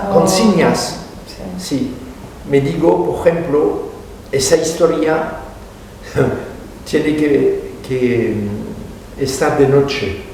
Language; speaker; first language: Spanish; non-native, fluent; French